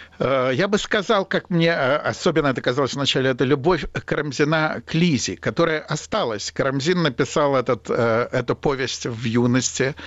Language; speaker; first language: Russian; native; Russian